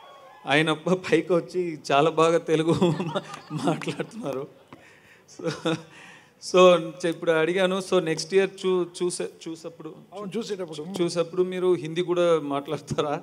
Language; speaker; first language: Telugu; non-native, learner; Tamil